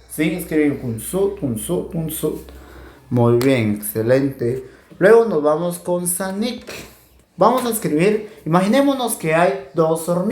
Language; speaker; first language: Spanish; non-native, local second language; Kʼicheʼ